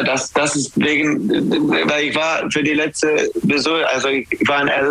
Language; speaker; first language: German; non-native, learner; English